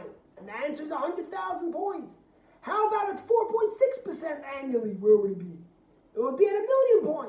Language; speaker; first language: English; native; English